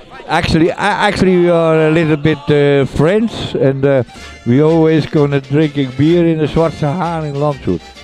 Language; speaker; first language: English; non-native, learner; Dutch